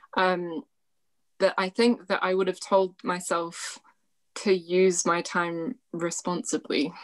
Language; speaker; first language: English; native; English